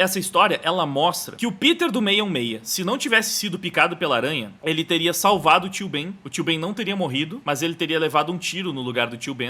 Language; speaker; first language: Portuguese; native; Portuguese